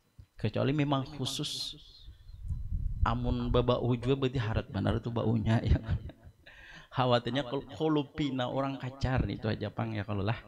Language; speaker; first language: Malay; non-native, local second language; Banjar